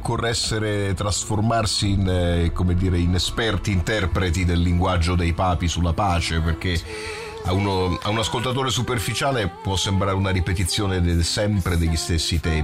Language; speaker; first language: Italian; native; Italian